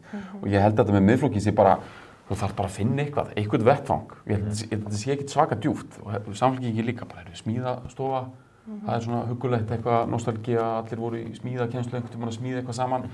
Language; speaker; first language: Icelandic; native; Icelandic